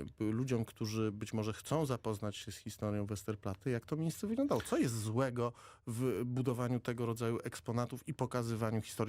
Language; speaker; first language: Polish; native; Polish